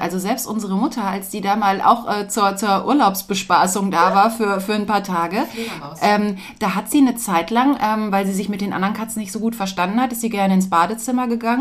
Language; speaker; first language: German; native; German